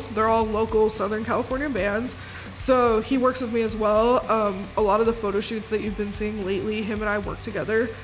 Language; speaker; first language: English; native; English